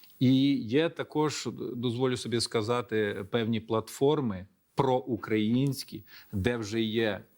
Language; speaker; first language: Ukrainian; early bilingual, heritage; Ukrainian